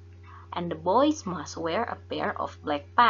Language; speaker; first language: English; non-native, fluent; Indonesian